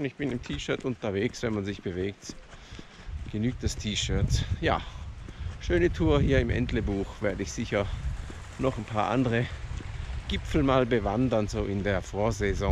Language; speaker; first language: German; native; German